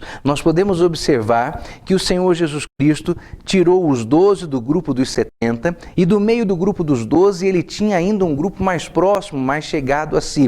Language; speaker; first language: Portuguese; native; Portuguese